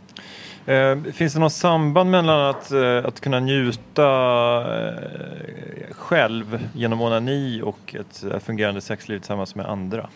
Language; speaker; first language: Swedish; native; Swedish